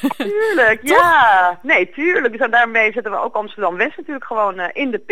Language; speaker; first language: Dutch; native; Dutch